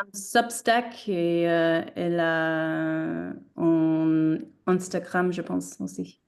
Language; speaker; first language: French; non-native, learner; English